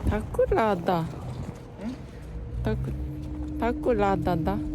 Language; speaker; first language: Russian; non-native, learner; Japanese